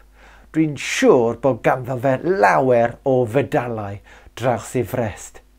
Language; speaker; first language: Welsh; non-native, local second language; English